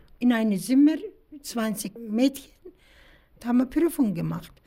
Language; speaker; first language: German; non-native, learner; Turkish